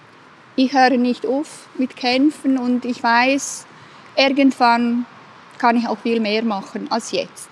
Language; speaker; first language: German; non-native, fluent; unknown